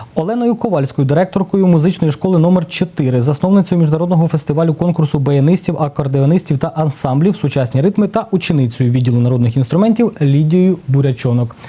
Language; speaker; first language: Ukrainian; native; Ukrainian